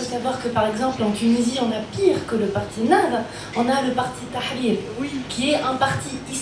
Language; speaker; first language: French; non-native, local second language; Arabic